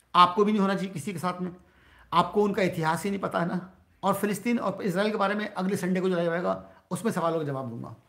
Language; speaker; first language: Hindi; native; Hindi